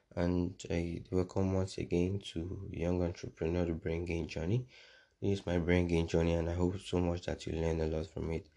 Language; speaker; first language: English; non-native, local second language; Yoruba